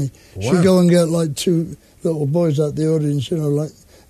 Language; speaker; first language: English; native; English